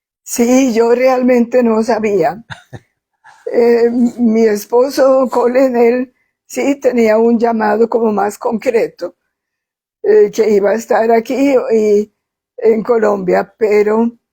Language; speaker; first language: Spanish; non-native, fluent; Swedish